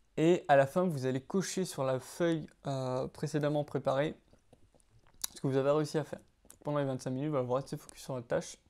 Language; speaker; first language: French; native; French